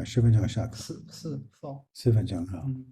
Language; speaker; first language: Chinese; non-native, fluent; English